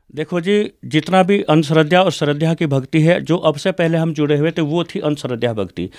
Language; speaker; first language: Hindi; native; Hindi